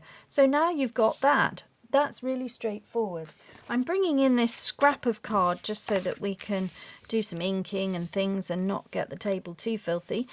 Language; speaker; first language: English; native; English